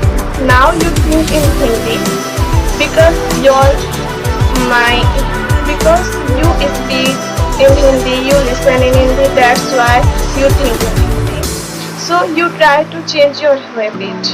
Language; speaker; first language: English; non-native, learner; Hindi